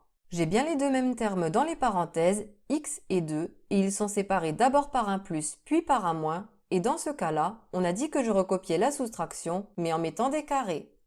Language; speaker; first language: French; native; French